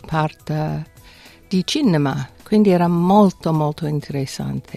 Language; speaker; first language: Italian; non-native, fluent; English